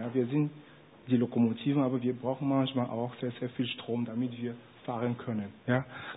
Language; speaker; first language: German; non-native, fluent; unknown